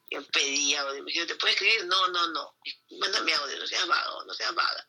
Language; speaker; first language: Spanish; native; Spanish